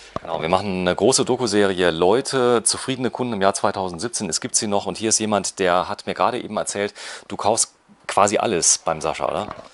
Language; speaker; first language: German; native; German